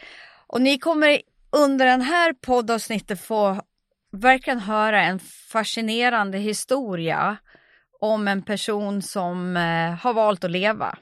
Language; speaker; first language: Swedish; native; Swedish